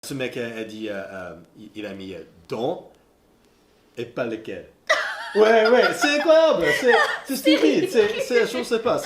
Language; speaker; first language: French; non-native, learner; English